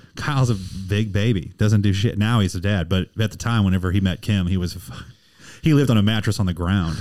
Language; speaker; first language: English; native; English